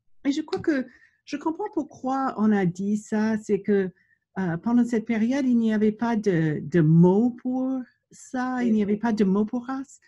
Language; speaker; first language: French; non-native, fluent; English